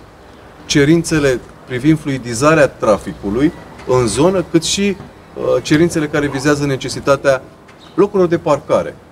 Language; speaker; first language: Romanian; native; Romanian